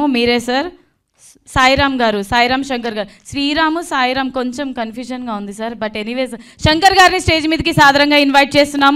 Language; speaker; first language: Telugu; native; Telugu